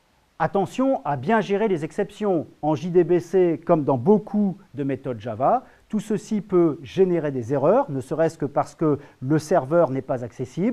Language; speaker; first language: French; native; French